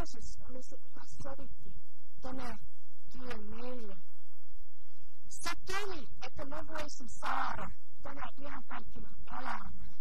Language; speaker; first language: Finnish; early bilingual, heritage; Finnish